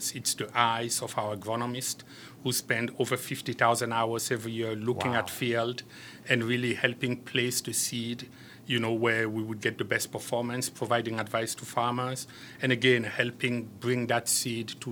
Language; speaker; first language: English; non-native, local second language; French